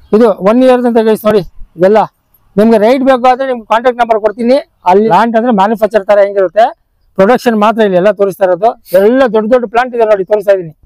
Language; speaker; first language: Kannada; non-native, local second language; Urdu